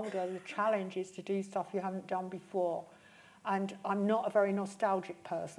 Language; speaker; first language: English; native; English